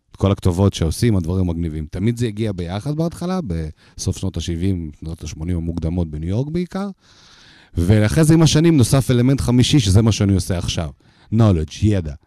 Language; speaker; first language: Hebrew; early bilingual, other home language; Russian